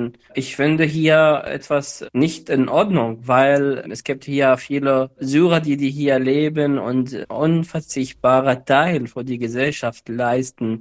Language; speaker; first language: German; non-native, fluent; Arabic